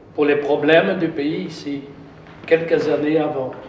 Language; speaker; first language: French; non-native, fluent; German